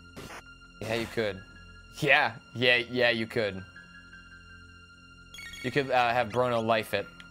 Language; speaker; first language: English; native; English